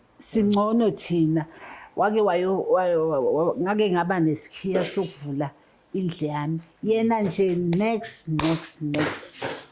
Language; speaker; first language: Zulu; native; Zulu